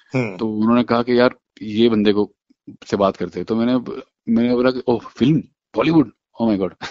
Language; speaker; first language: Hindi; non-native, local second language; Gujarati